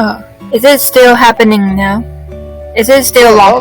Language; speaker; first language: English; non-native, learner; Chinese